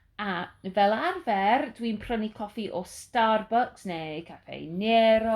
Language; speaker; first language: Welsh; non-native, learner; English